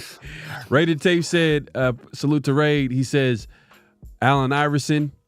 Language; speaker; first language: English; native; English